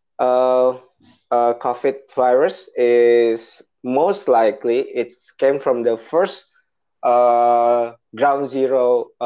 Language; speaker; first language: English; non-native, learner; Indonesian